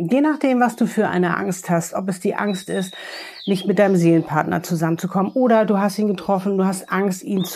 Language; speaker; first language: German; native; German